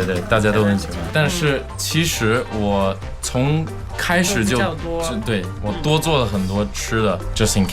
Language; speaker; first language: Chinese; non-native, local second language; English